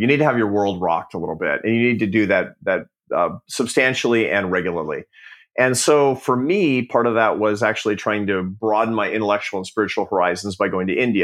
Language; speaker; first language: English; native; English